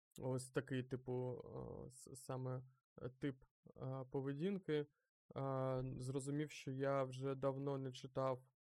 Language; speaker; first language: Ukrainian; non-native, local second language; Russian